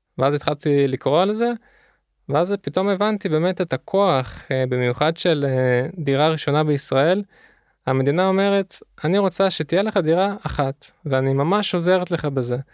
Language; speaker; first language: Hebrew; early bilingual, other home language; Russian